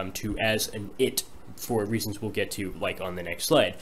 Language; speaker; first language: English; native; English